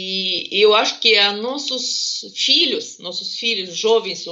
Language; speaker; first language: Portuguese; non-native, fluent; Russian